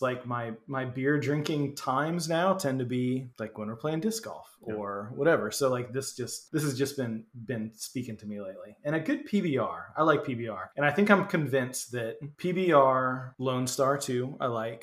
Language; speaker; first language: English; native; English